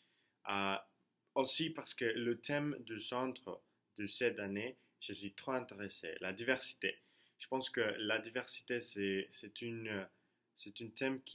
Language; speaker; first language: French; non-native, learner; Spanish